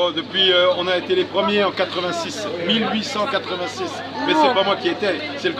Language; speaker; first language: French; native; French